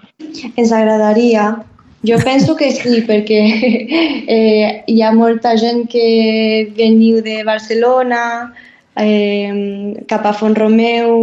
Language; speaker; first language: Catalan; non-native, learner; Spanish